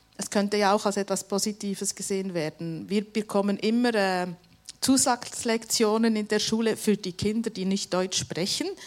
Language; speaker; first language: German; native; German